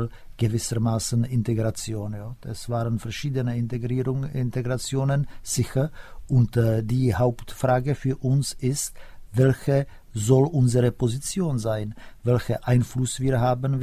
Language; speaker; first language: German; non-native, fluent; Czech